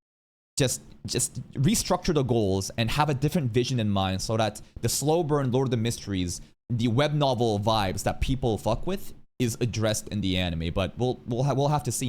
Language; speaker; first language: English; native; English